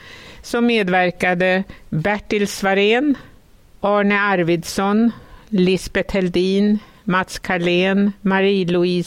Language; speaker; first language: Swedish; native; Swedish